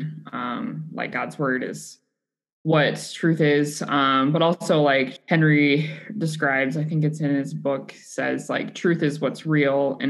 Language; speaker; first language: English; native; English